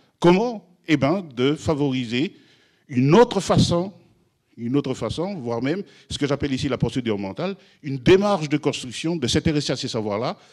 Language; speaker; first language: French; non-native, local second language; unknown